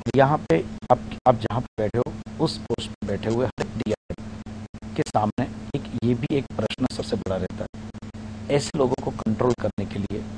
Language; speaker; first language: Hindi; non-native, local second language; Gujarati